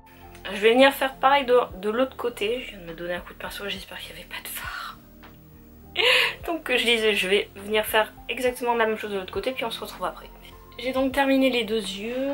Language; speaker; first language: French; native; French